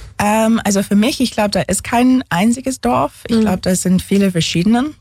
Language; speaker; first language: German; non-native, fluent; English